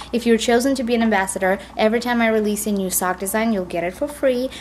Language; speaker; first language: English; non-native, fluent; Russian